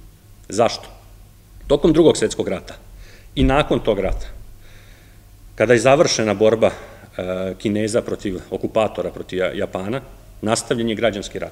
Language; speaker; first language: Serbian; native; Serbian